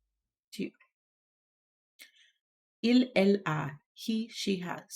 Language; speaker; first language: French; non-native, learner; English